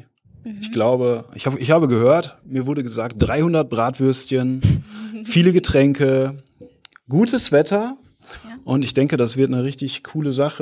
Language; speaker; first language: German; native; German